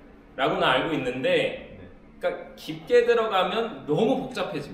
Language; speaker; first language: Korean; native; Korean